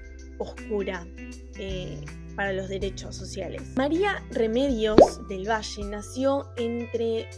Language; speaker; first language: Spanish; native; Spanish